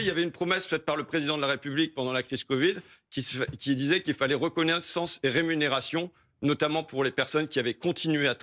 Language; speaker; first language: French; native; French